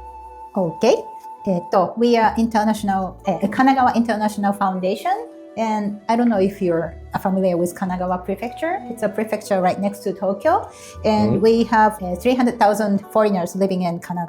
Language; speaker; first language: English; non-native, fluent; Japanese